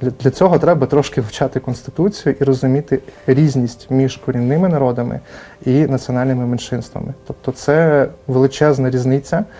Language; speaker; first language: Ukrainian; non-native, local second language; Crimean Tatar